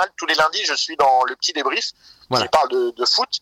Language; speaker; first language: French; native; French